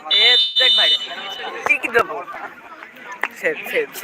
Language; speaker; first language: Hindi; non-native, local second language; Bangla